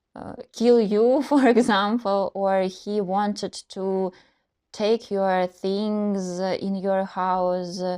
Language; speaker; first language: English; non-native, learner; Russian